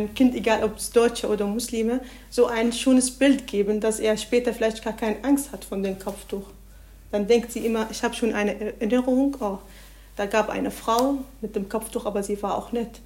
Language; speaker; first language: German; non-native, learner; Arabic